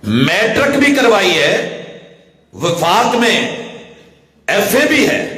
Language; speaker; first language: Urdu; non-native, local second language; Punjabi